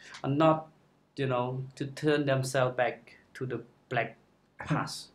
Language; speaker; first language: English; non-native, fluent; Khmer